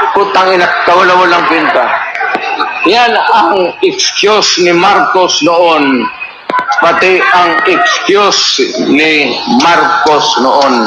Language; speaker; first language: Filipino; non-native, local second language; Cebuano